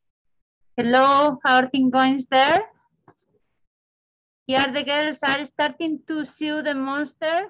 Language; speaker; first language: English; non-native, learner; Spanish